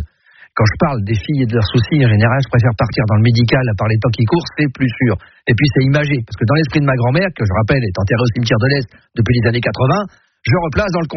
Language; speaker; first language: French; native; French